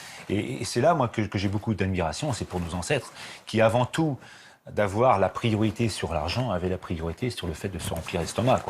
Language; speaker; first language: French; native; French